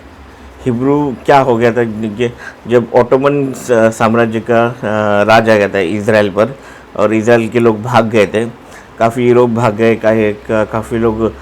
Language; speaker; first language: Hindi; non-native, local second language; Marathi